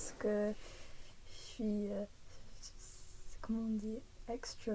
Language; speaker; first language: French; early bilingual, heritage; English